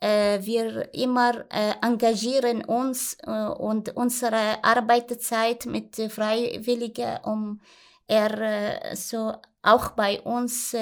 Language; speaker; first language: German; non-native, learner; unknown